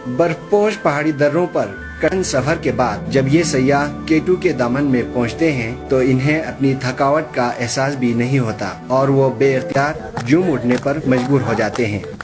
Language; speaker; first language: Urdu; non-native, local second language; Balti